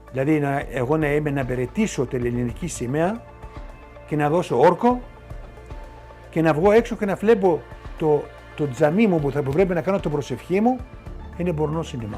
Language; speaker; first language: Greek; non-native, local second language; Turkish